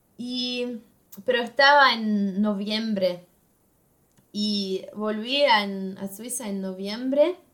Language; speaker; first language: Spanish; non-native, fluent; German